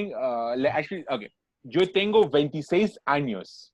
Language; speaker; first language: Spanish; non-native, learner; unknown